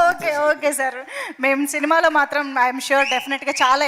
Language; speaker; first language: Telugu; native; Telugu